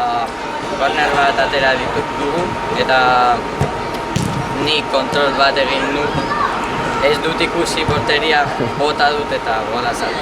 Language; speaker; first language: Basque; non-native, local second language; Spanish